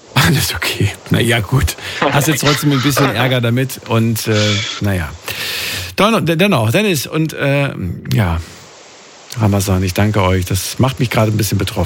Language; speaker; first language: German; native; German